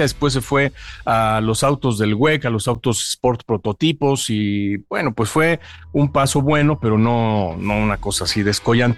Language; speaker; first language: Spanish; native; Spanish